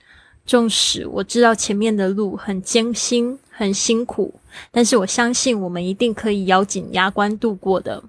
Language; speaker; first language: Chinese; native; Chinese